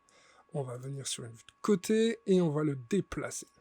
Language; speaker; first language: French; native; French